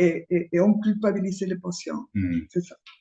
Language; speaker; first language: French; non-native, fluent; Spanish